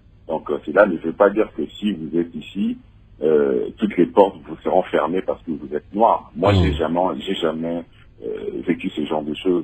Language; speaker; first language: French; non-native, local second language; Lingala